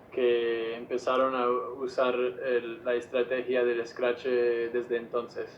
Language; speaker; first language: Spanish; non-native, fluent; English